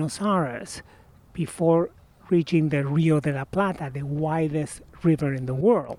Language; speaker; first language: English; non-native, fluent; Spanish